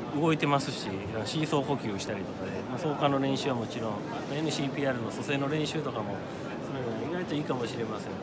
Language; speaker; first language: Japanese; native; Japanese